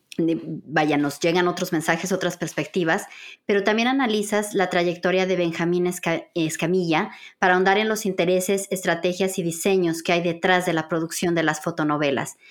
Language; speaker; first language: Spanish; native; Spanish